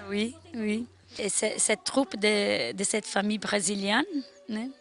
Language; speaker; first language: French; non-native, learner; Portuguese